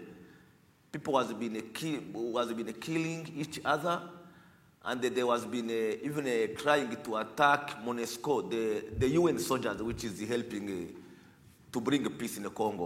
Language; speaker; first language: English; non-native, learner; Kinyarwanda